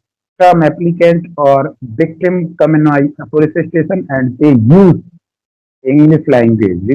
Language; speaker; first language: English; non-native, learner; Hindi